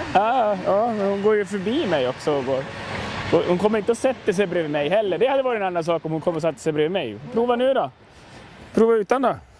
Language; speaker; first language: Swedish; native; Swedish